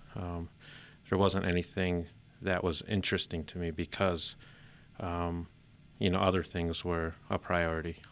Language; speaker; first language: English; early bilingual, other home language; Filipino